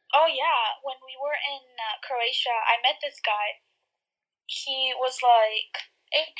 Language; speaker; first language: English; early bilingual, other home language; Spanish